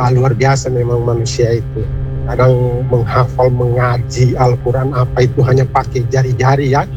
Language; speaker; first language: Indonesian; non-native, local second language; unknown